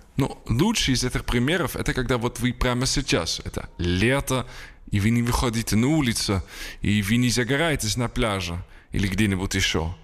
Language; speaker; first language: Russian; non-native, fluent; Dutch